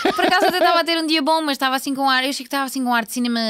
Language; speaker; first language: Portuguese; native; Portuguese